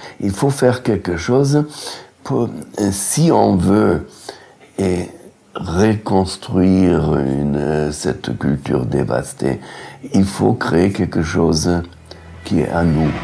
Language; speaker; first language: French; non-native, fluent; German